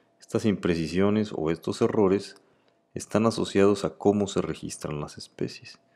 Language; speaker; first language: Spanish; native; Spanish